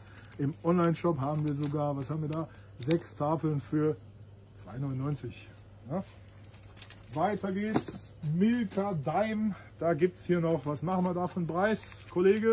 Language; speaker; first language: German; native; German